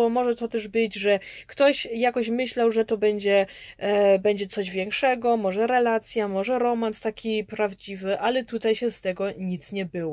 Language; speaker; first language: Polish; early bilingual, heritage; Polish